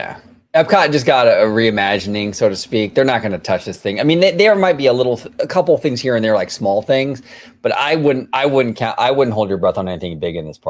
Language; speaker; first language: English; native; English